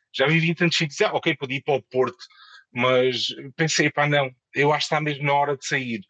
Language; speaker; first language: Portuguese; native; Portuguese